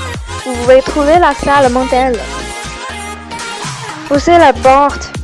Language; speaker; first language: French; non-native, learner; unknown